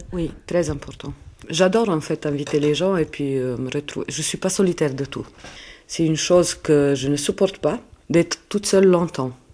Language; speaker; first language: French; non-native, fluent; Serbian